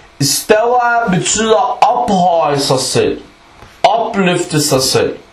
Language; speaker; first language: Danish; early bilingual, other home language; Arabic